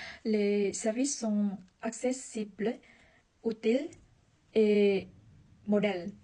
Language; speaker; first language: French; non-native, learner; Vietnamese